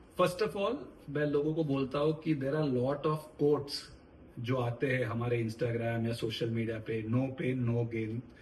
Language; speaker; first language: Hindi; non-native, local second language; Marathi